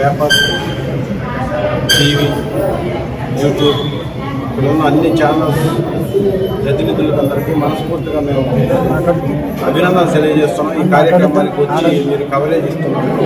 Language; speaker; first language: Telugu; native; Telugu